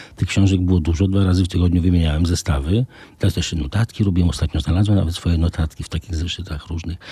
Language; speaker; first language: Polish; native; Polish